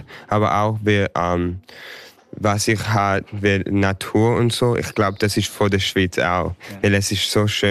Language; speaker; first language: German; early bilingual, heritage; English